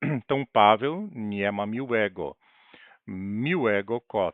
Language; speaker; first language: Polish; non-native, learner; Portuguese